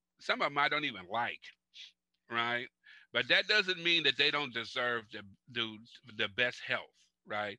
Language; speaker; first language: English; native; English